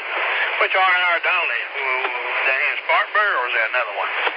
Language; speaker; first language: English; native; English